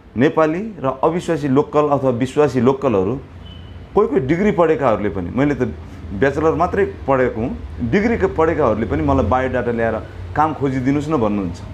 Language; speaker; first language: Nepali; native; Nepali